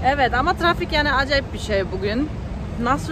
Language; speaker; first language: Turkish; non-native, learner; German